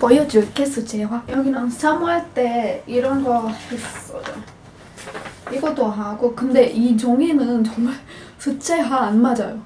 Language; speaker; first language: Korean; non-native, fluent; Portuguese